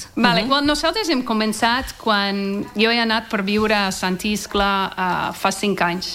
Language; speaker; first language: Catalan; non-native, learner; English